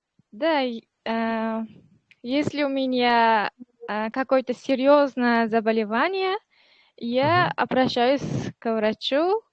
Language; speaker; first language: Russian; non-native, learner; Uzbek